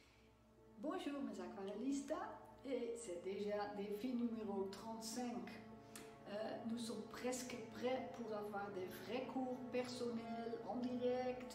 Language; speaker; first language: French; non-native, fluent; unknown